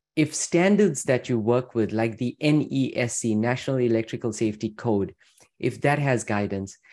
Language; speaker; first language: English; native; English